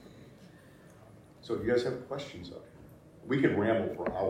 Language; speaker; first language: English; native; English